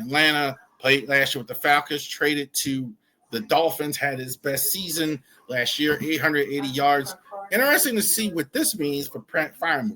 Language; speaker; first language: English; native; English